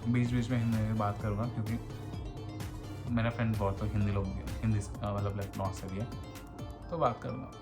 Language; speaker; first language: Hindi; non-native, local second language; Telugu